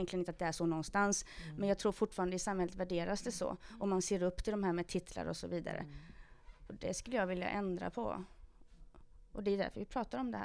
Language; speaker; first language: Swedish; native; Swedish